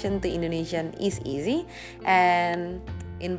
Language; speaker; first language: English; non-native, fluent; Indonesian